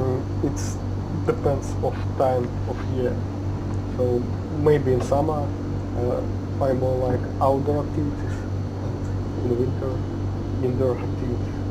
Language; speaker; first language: English; non-native, learner; Russian